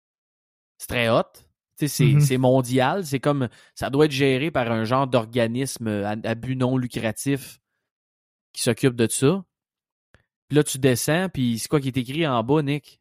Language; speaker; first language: French; native; French